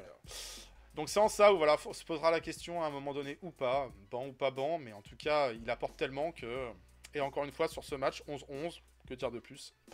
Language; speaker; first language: French; native; French